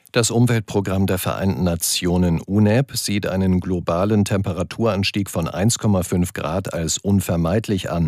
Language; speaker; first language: German; native; German